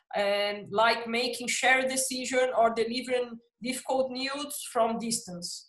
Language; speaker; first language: English; non-native, fluent; Portuguese